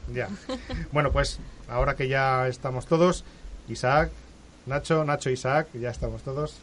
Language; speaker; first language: Spanish; native; Spanish